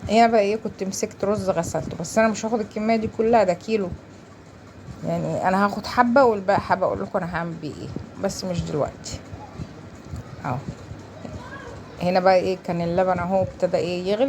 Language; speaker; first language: Arabic; native; Arabic